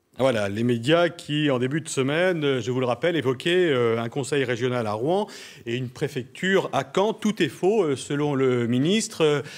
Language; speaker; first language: French; native; French